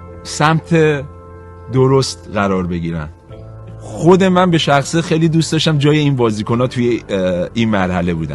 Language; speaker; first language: Persian; native; Persian